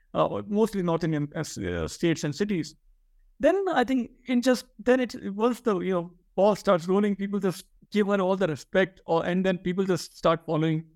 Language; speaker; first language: English; non-native, local second language; Hindi